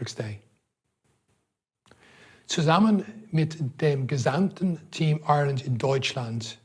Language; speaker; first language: German; non-native, fluent; English